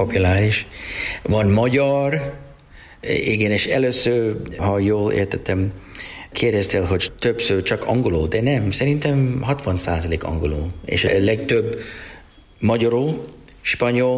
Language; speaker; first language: Hungarian; non-native, learner; English